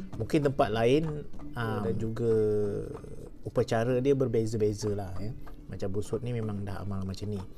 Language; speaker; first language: Malay; non-native, local second language; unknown